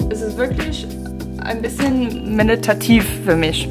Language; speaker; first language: German; non-native, fluent; English